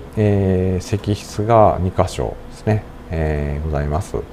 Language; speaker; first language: Japanese; native; Japanese